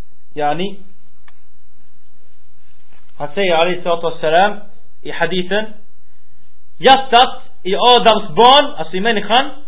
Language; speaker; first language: Swedish; early bilingual, other home language; Arabic